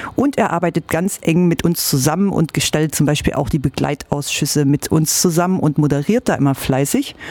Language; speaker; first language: German; native; German